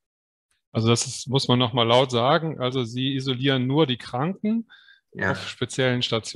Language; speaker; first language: German; native; German